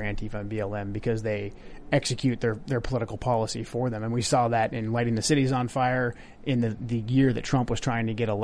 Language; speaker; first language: English; native; English